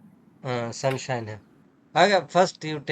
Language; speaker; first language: English; non-native, learner; Urdu